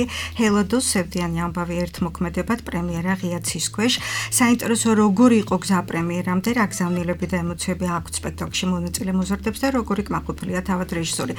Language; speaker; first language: Georgian; native; Georgian